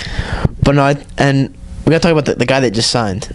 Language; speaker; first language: English; native; English